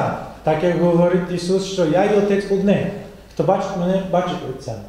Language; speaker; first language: Ukrainian; non-native, fluent; Polish